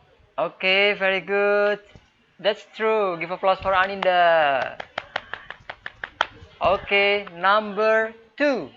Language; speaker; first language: English; non-native, fluent; Indonesian